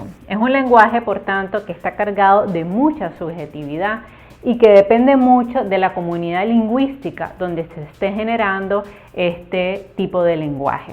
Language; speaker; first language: Spanish; native; Spanish